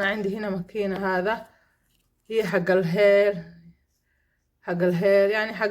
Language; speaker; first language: Arabic; non-native, learner; Somali